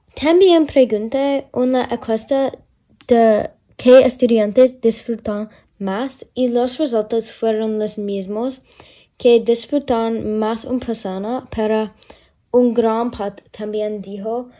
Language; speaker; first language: Spanish; non-native, learner; English